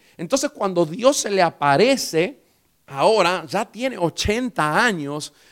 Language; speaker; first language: Spanish; early bilingual, heritage; Spanish